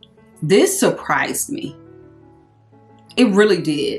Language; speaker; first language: English; native; English